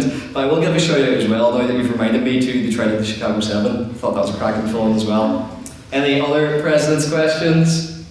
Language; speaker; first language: English; native; English